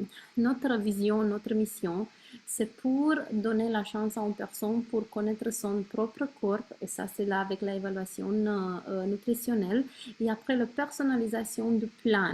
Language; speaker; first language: French; non-native, learner; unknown